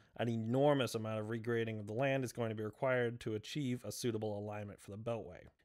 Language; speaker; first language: English; native; English